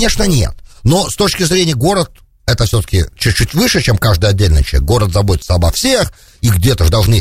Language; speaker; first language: Russian; native; Russian